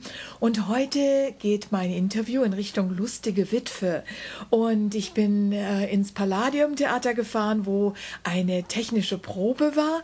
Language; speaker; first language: German; native; German